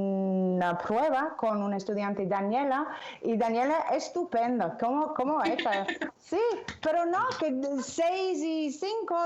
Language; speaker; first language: Spanish; non-native, fluent; English